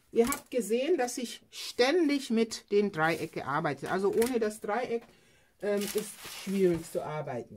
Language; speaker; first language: German; non-native, fluent; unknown